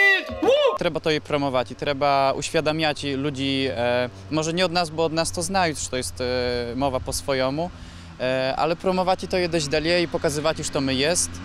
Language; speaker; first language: Polish; non-native, local second language; Belarusian